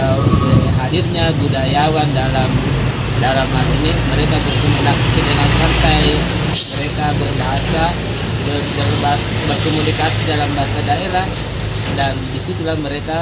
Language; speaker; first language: Indonesian; native; Indonesian